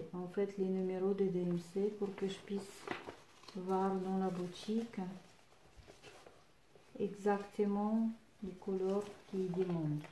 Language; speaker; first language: French; non-native, fluent; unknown